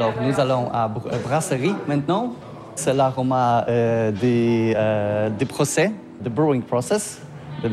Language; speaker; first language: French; non-native, learner; Polish